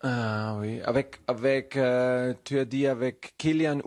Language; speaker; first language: French; non-native, learner; German